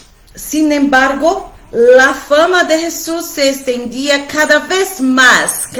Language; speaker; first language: Spanish; non-native, fluent; Portuguese